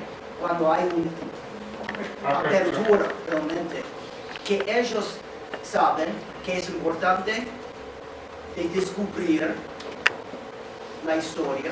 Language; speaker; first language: Spanish; non-native, fluent; English